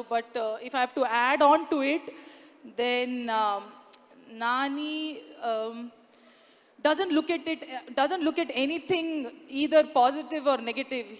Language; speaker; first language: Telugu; non-native, learner; Kannada